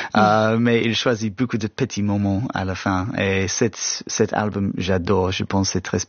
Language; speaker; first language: French; non-native, fluent; English